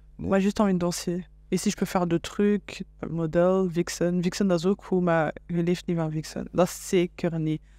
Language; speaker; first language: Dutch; non-native, local second language; French